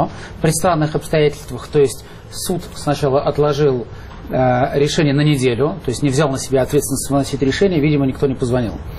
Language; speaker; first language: Russian; native; Russian